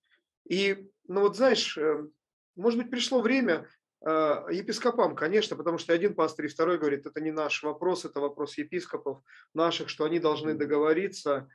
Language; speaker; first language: Russian; native; Russian